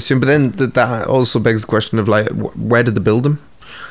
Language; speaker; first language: English; native; English